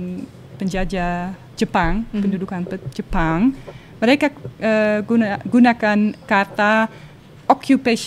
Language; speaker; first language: Indonesian; non-native, learner; Dutch